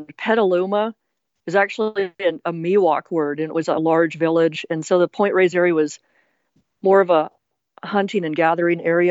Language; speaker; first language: English; native; English